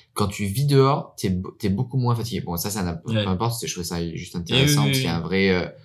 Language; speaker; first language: French; early bilingual, heritage; French